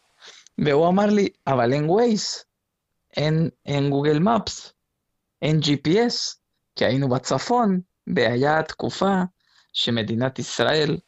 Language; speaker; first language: Hebrew; non-native, fluent; Spanish